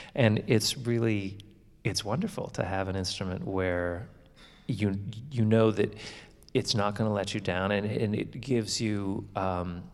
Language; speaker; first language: English; native; English